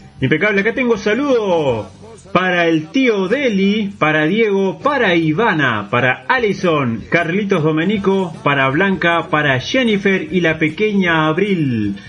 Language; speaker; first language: Spanish; native; Spanish